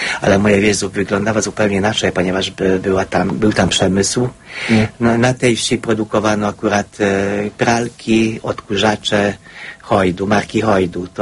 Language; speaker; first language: Polish; non-native, fluent; Hungarian